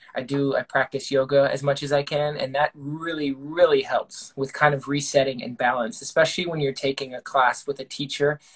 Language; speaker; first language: English; native; English